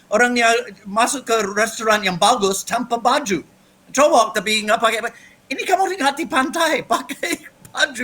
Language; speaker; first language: Indonesian; non-native, fluent; English